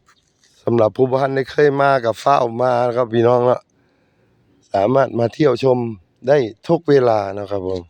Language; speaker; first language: Thai; non-native, local second language; Northeastern Thai